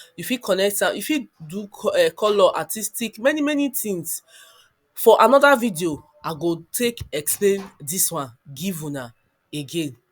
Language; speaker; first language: Nigerian Pidgin; non-native, local second language; Yoruba